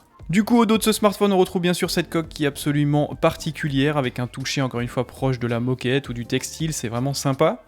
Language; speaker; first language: French; native; French